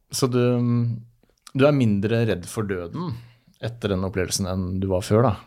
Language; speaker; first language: Norwegian; native; Norwegian